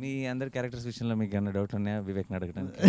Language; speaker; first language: Telugu; native; Telugu